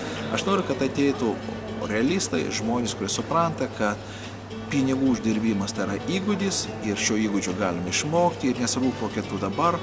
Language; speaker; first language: Lithuanian; native; Lithuanian